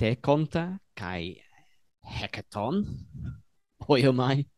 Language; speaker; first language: Greek; non-native, learner; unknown